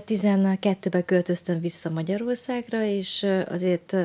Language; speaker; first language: Hungarian; early bilingual, other home language; Vietnamese